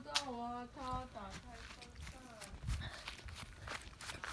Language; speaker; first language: Chinese; early bilingual, heritage; Chinese